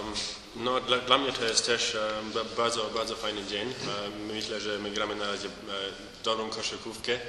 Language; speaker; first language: Polish; non-native, fluent; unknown